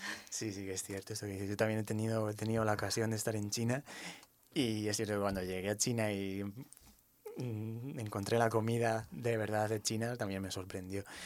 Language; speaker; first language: Spanish; native; Spanish